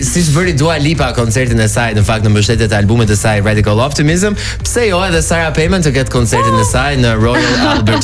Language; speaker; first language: Albanian; native; Albanian